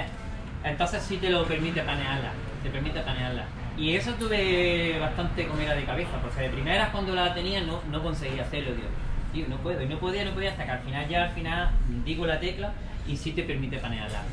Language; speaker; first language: Spanish; native; Spanish